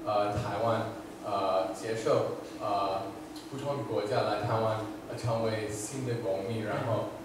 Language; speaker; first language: Chinese; non-native, fluent; English